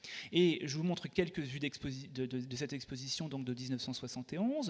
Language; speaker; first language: French; native; French